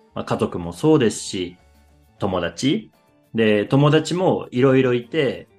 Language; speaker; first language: Japanese; native; Japanese